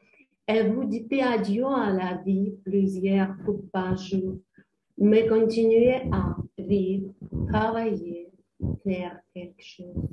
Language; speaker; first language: French; non-native, learner; Ukrainian